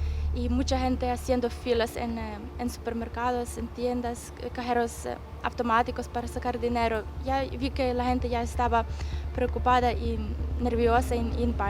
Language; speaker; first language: Spanish; non-native, fluent; Ukrainian